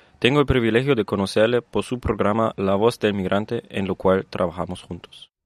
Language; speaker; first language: Spanish; non-native, fluent; German